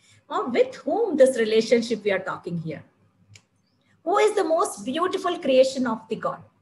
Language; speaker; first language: English; non-native, local second language; Malayalam